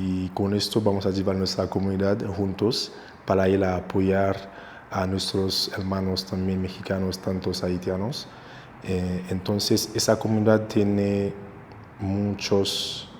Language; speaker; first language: Spanish; non-native, local second language; Haitian Creole